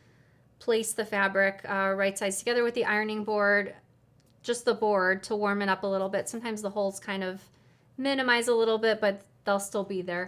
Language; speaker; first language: English; native; English